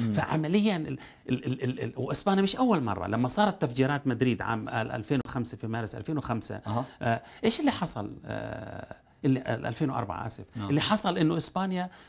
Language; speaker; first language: Arabic; native; Arabic